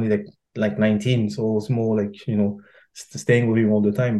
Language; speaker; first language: English; non-native, fluent; French